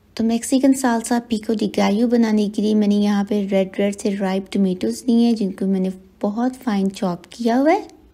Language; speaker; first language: Hindi; native; Hindi